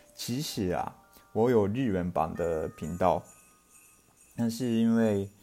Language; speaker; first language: Chinese; non-native, fluent; Japanese